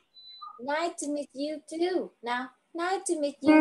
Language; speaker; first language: English; non-native, learner; Vietnamese